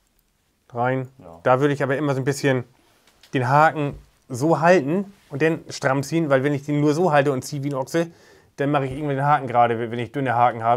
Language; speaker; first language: German; native; German